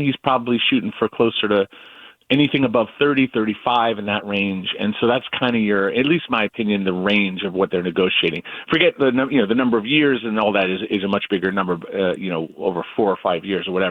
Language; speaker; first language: English; native; English